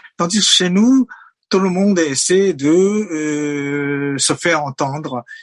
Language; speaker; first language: French; non-native, fluent; Chinese